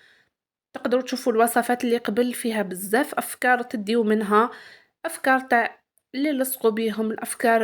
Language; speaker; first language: Arabic; native; Arabic